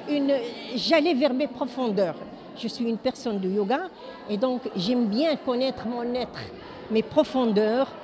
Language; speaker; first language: French; non-native, local second language; Arabic